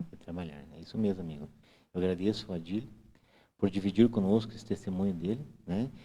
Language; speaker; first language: Portuguese; native; Portuguese